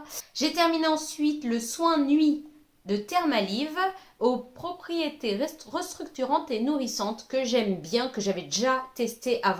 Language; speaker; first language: French; native; French